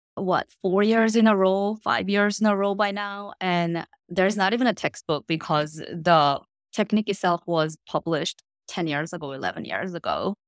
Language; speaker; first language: English; non-native, fluent; Korean